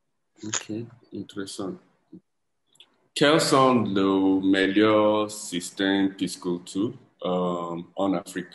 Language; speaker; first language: French; non-native, learner; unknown